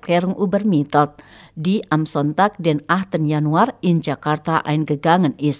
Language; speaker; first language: German; non-native, fluent; Indonesian